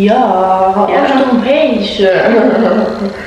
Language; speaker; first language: Albanian; early bilingual, heritage; Albanian